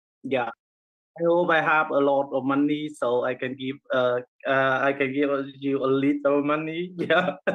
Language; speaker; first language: English; non-native, learner; Vietnamese